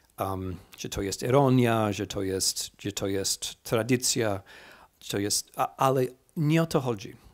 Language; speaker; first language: Polish; non-native, fluent; English